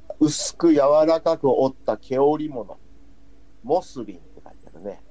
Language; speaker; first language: Japanese; non-native, fluent; Chinese